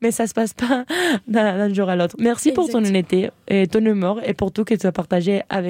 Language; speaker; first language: French; non-native, fluent; Spanish